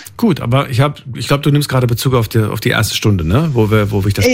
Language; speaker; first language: German; native; German